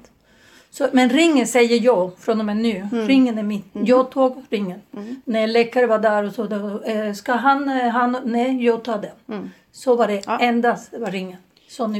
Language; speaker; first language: Swedish; non-native, fluent; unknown